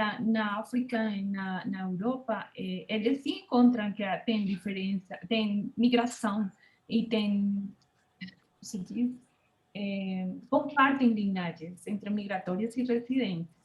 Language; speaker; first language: Portuguese; non-native, fluent; Spanish